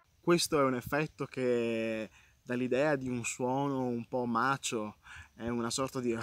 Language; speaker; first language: Italian; native; Italian